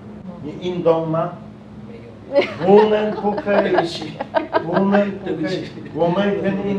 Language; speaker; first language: Chinese; non-native, learner; Polish